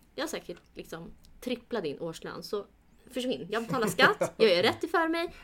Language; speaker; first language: Swedish; early bilingual, other home language; Kurdish